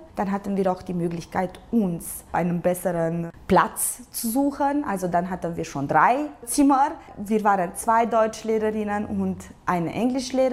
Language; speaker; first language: German; non-native, local second language; Romanian